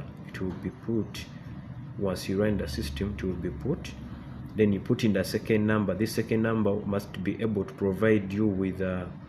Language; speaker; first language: English; non-native, local second language; Ganda